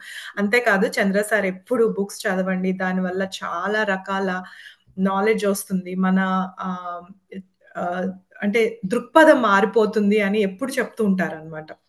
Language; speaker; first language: Telugu; native; Telugu